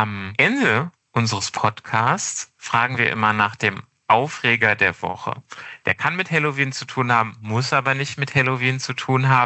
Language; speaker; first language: German; native; German